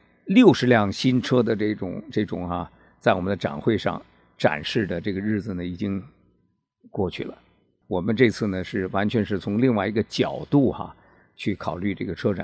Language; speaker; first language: Chinese; native; Chinese